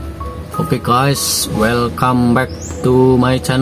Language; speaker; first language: English; non-native, fluent; Indonesian